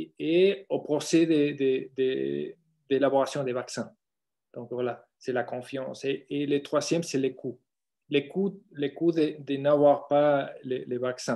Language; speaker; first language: French; non-native, fluent; Spanish